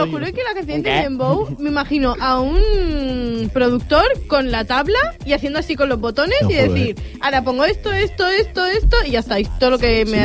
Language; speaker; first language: Spanish; native; Spanish